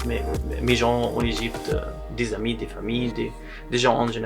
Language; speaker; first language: French; non-native, learner; Arabic